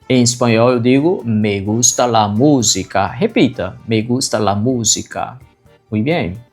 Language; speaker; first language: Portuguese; non-native, fluent; Spanish